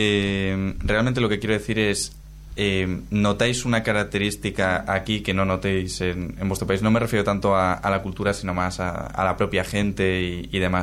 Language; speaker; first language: Spanish; native; Spanish